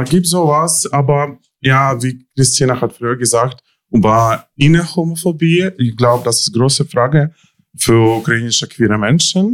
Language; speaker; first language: German; non-native, learner; Ukrainian